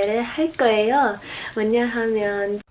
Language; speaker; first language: Korean; non-native, learner; English